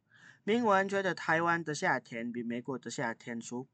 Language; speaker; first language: Chinese; non-native, fluent; Indonesian